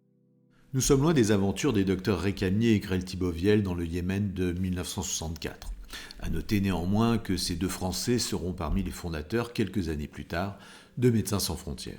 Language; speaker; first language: French; native; French